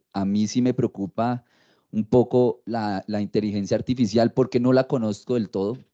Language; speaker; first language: Spanish; native; Spanish